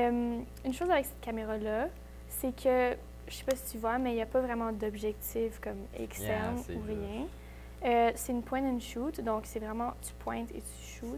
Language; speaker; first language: French; native; French